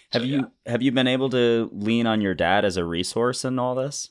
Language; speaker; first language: English; native; English